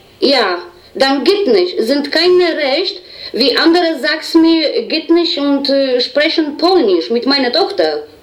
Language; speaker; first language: German; non-native, learner; Polish